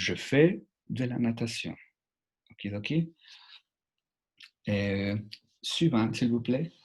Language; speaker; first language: French; non-native, fluent; Spanish